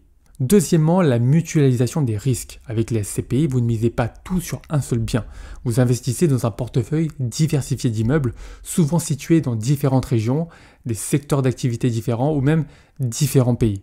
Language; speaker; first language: French; native; French